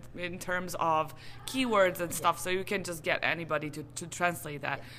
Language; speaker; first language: English; non-native, fluent; Serbian